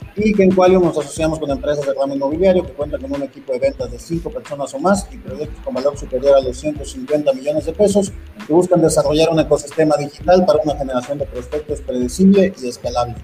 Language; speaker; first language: Spanish; native; Spanish